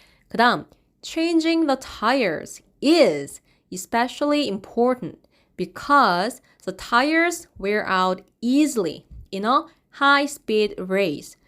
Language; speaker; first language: English; non-native, fluent; Korean